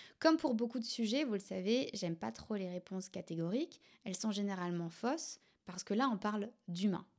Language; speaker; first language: French; native; French